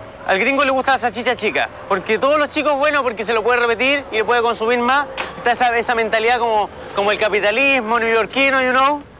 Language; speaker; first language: Spanish; native; Spanish